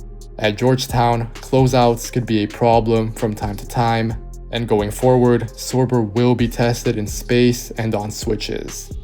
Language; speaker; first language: English; native; English